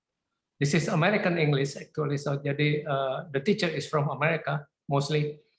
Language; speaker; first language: English; non-native, fluent; Indonesian